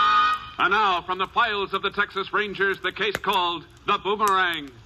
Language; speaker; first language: English; native; English